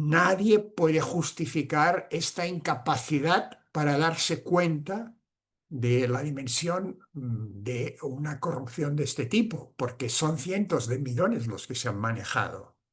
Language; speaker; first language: Spanish; non-native, local second language; Catalan